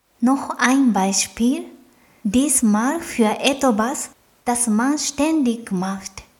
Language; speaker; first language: German; non-native, fluent; Japanese